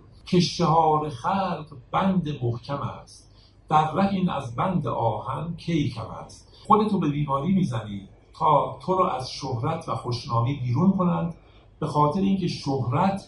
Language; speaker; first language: Persian; native; Persian